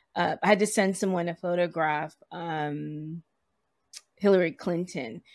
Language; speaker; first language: English; native; English